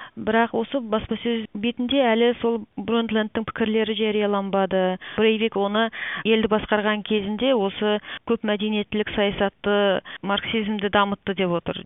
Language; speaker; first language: Kazakh; native; Kazakh